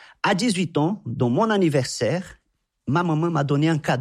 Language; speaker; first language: French; non-native, fluent; Portuguese